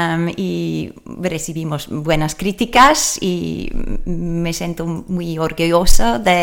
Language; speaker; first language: Spanish; non-native, learner; English